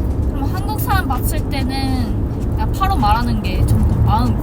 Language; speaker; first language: Korean; non-native, fluent; Japanese